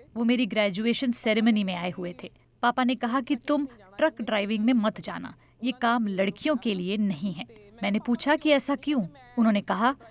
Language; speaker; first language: Hindi; native; Hindi